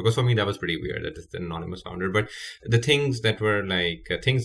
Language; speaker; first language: English; non-native, local second language; Urdu